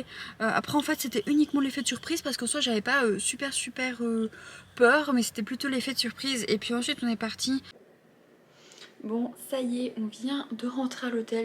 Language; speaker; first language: French; native; French